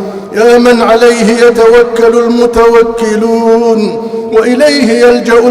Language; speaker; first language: Arabic; native; Arabic